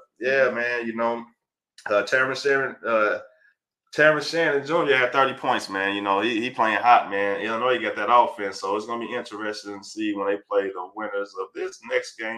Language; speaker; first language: English; native; English